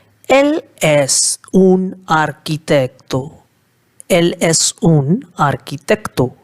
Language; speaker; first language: Spanish; non-native, fluent; Hindi